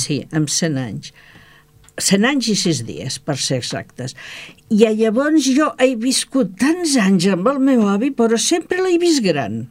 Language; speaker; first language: Catalan; native; Catalan